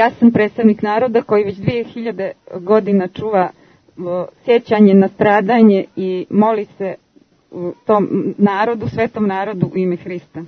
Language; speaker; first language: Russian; non-native, learner; Serbian